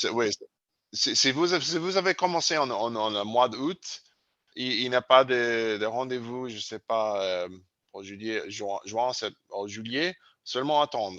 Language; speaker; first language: French; non-native, learner; English